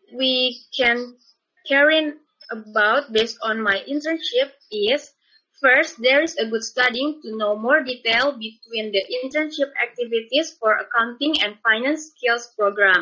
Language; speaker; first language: English; non-native, learner; Indonesian